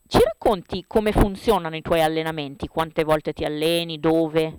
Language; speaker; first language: Italian; native; Italian